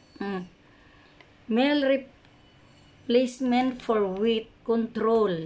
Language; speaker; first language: English; non-native, learner; Filipino